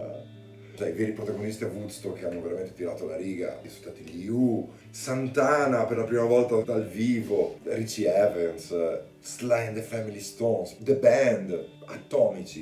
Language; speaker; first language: Italian; native; Italian